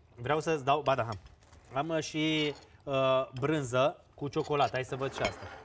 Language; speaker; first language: Romanian; native; Romanian